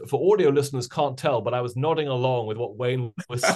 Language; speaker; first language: English; native; English